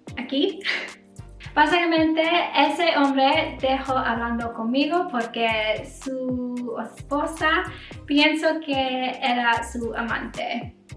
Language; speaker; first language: Spanish; non-native, learner; English